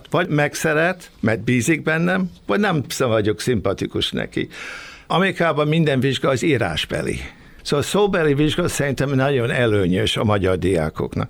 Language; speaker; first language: Hungarian; early bilingual, heritage; Hungarian